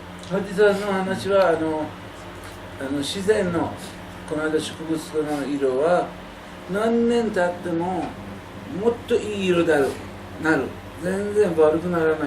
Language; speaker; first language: Japanese; non-native, learner; Persian